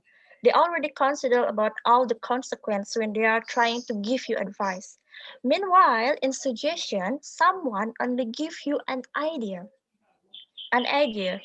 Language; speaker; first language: English; non-native, learner; Indonesian